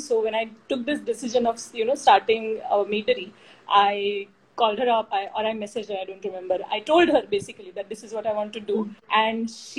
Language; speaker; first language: English; non-native, local second language; Marathi